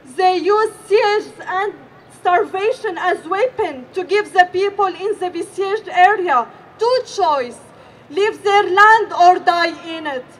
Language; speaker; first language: English; non-native, fluent; Arabic